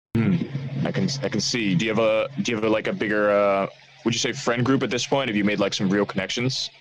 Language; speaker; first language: English; non-native, fluent; Dutch